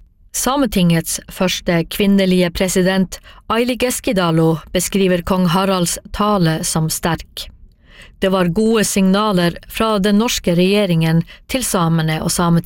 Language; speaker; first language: Norwegian; native; Norwegian